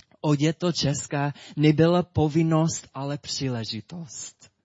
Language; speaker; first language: Czech; non-native, fluent; English